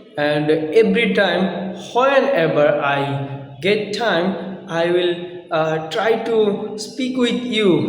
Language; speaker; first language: English; non-native, local second language; Bangla